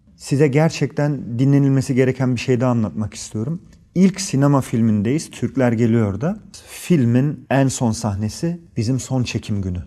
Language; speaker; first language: Turkish; early bilingual, heritage; Turkish